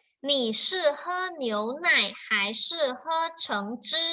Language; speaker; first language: Chinese; non-native, fluent; Thai